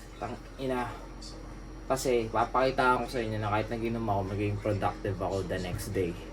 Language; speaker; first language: Filipino; non-native, local second language; Hiligaynon